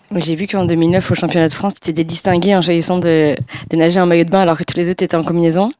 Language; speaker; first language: French; native; French